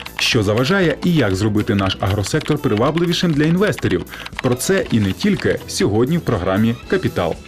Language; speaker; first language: Ukrainian; native; Ukrainian